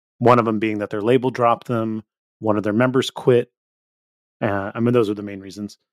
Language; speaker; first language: English; native; English